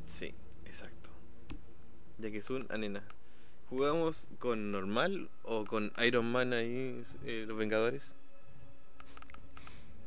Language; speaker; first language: Spanish; native; Spanish